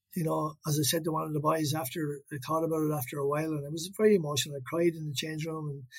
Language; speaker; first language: English; native; English